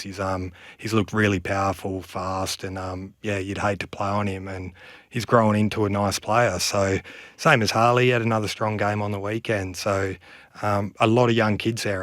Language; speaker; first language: English; native; English